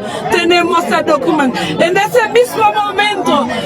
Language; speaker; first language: Spanish; non-native, fluent; Haitian Creole